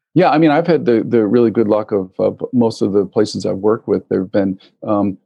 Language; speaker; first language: English; native; English